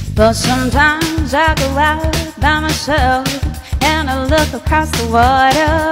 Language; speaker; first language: English; non-native, local second language; Filipino